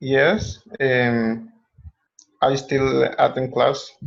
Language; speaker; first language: English; non-native, learner; Spanish